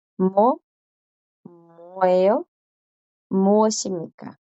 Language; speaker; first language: Korean; non-native, fluent; Spanish